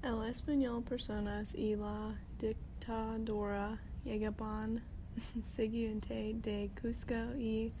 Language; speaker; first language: Spanish; non-native, learner; English